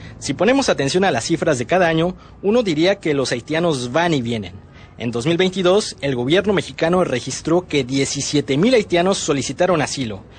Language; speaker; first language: Spanish; native; Spanish